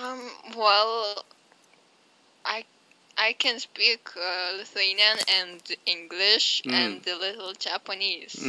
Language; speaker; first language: English; non-native, learner; Lithuanian